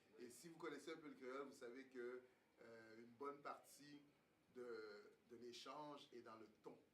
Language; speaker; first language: French; early bilingual, other home language; Haitian Creole